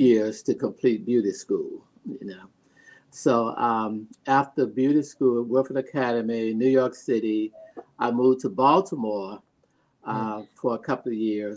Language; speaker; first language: English; native; English